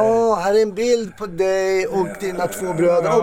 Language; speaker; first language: Swedish; native; Swedish